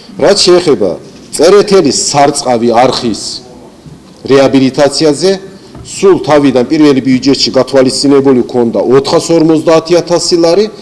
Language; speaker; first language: Georgian; non-native, local second language; Azerbaijani